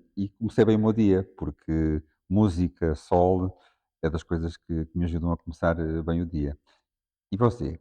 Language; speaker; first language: Portuguese; native; Portuguese